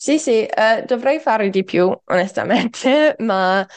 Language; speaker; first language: Italian; non-native, fluent; English